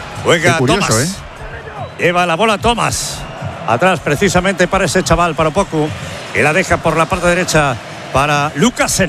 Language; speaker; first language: Spanish; native; Spanish